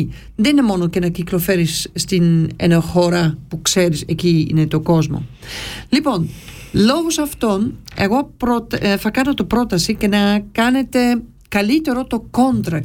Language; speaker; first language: Greek; non-native, learner; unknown